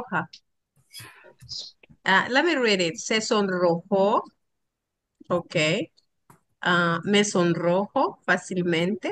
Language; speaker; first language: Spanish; non-native, learner; English